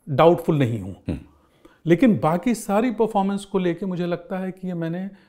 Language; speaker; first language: Hindi; native; Hindi